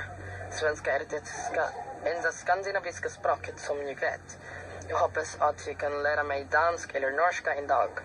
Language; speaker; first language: Swedish; non-native, learner; Filipino